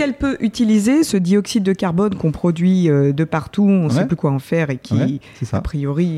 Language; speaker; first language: French; native; French